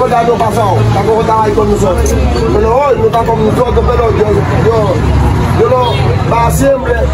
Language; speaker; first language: Spanish; non-native, learner; Haitian Creole